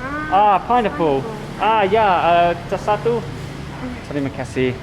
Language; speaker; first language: Indonesian; non-native, learner; English